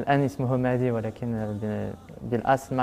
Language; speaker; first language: Arabic; non-native, learner; French